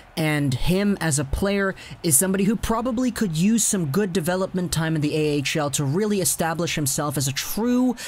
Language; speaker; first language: English; native; English